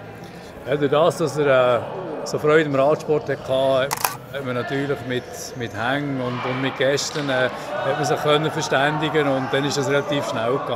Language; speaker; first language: German; native; German